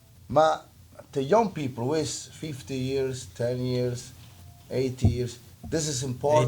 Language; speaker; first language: English; non-native, learner; Italian